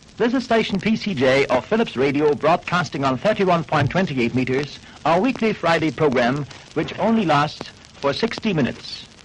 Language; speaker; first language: English; non-native, fluent; Dutch